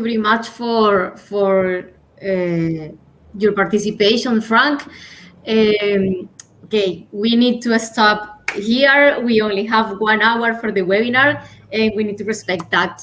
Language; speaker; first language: English; non-native, learner; Spanish